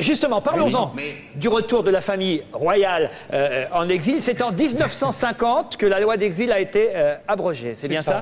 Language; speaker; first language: French; native; French